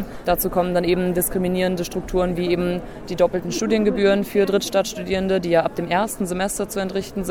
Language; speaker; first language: German; native; German